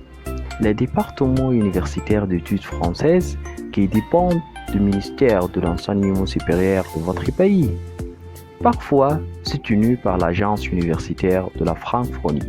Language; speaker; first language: French; non-native, fluent; Arabic